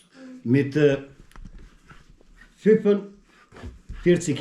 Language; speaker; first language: German; non-native, learner; Albanian